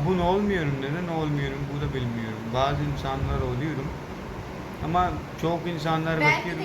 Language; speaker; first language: Turkish; non-native, learner; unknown